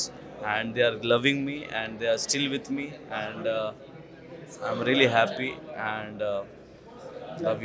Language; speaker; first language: Telugu; non-native, learner; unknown